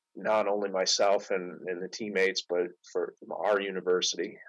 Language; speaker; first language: English; native; English